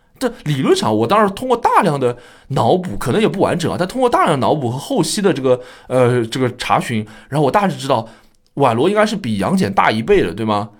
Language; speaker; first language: Chinese; native; Chinese